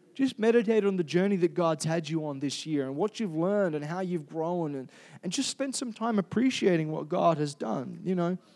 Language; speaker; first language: English; native; English